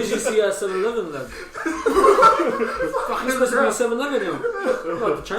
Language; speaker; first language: English; native; English